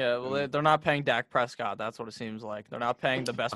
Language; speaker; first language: English; native; English